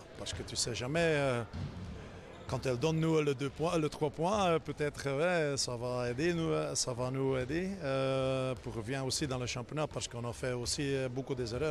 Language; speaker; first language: French; non-native, fluent; Dutch